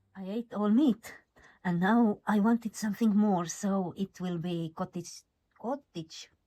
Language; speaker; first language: English; non-native, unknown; Estonian